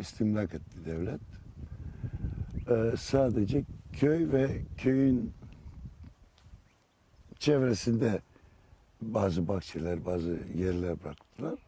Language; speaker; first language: Turkish; non-native, local second language; Greek